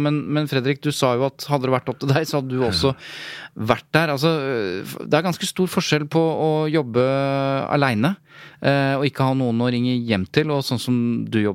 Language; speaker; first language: Norwegian; native; Norwegian